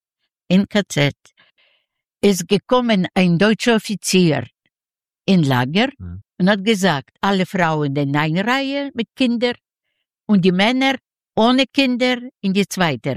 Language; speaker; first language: German; non-native, learner; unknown